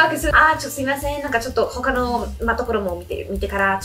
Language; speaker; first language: Japanese; non-native, fluent; Italian